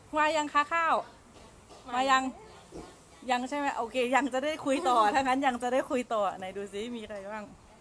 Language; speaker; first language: Thai; native; Thai